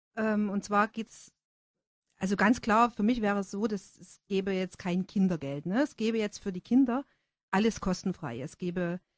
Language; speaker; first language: German; native; German